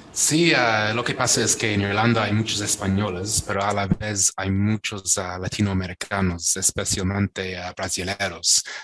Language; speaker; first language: Spanish; non-native, fluent; English